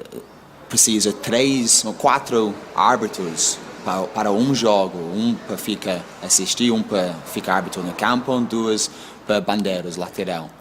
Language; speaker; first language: Portuguese; non-native, learner; English